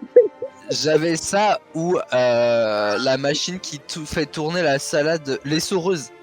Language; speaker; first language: French; native; French